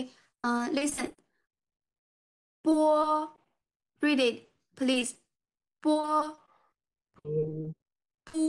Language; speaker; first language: English; non-native, learner; Chinese